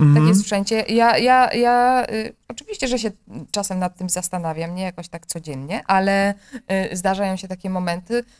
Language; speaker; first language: Polish; native; Polish